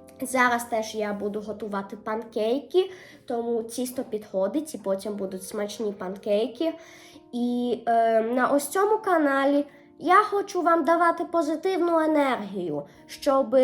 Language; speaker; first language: Ukrainian; early bilingual, heritage; Ukrainian